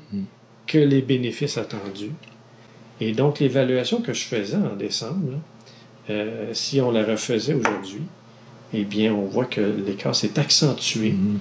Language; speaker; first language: French; native; French